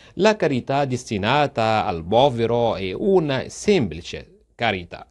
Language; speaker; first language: Italian; non-native, fluent; Arabic